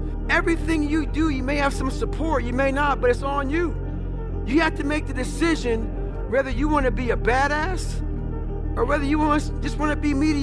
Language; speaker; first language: English; native; English